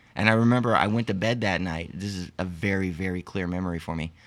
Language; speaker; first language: English; native; English